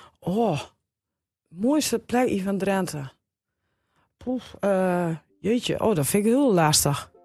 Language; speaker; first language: Dutch; native; Dutch